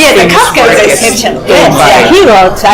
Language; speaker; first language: English; non-native, fluent; Japanese